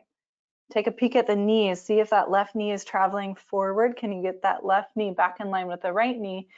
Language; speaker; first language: English; native; English